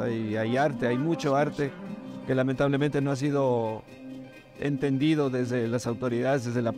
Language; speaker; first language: Spanish; native; Spanish